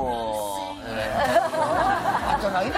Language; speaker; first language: Indonesian; native; Indonesian